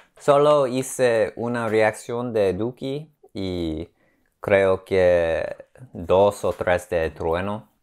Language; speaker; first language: Spanish; non-native, learner; English